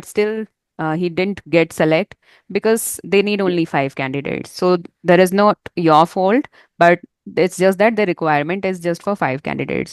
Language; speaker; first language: English; non-native, fluent; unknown